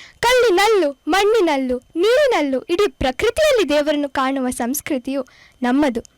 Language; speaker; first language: Kannada; non-native, local second language; Konkani